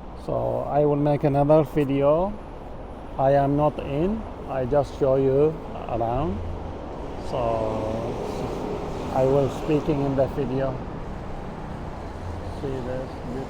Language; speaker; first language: English; non-native, learner; Arabic